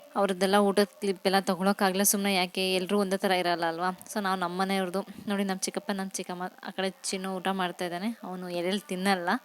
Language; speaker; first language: Kannada; non-native, local second language; Lambadi